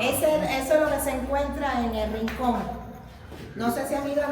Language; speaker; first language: Spanish; native; Spanish